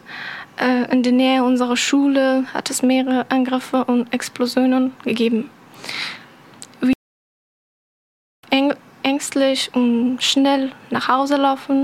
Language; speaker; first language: German; non-native, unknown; Persian